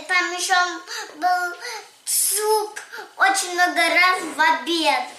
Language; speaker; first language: Russian; early bilingual, heritage; Russian